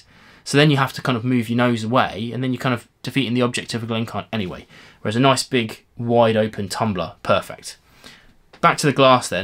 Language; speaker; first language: English; native; English